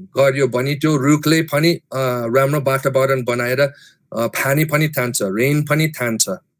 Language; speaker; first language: Nepali; non-native, fluent; English